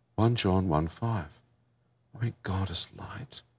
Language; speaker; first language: English; native; English